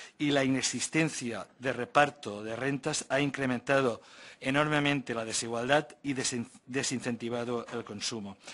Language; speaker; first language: Spanish; non-native, local second language; Catalan